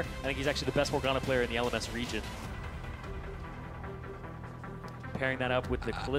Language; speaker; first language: English; native; English